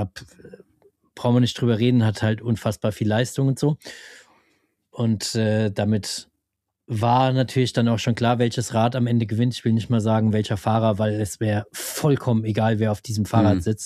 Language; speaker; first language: German; native; German